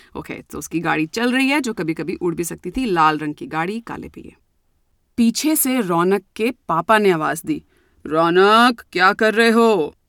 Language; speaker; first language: Hindi; native; Hindi